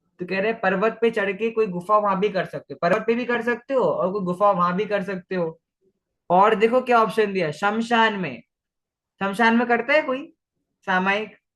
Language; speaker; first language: Hindi; non-native, local second language; Marathi